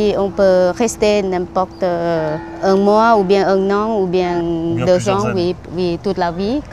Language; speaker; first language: French; non-native, learner; Thai